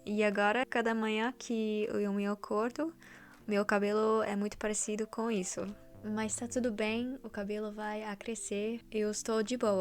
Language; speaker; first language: Portuguese; non-native, fluent; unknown